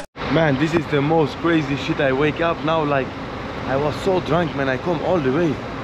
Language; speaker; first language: English; non-native, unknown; Swedish